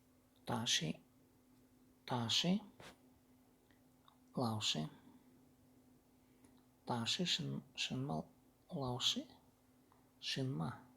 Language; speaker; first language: Chinese; non-native, learner; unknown